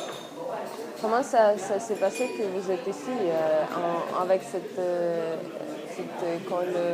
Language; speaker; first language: French; non-native, fluent; Russian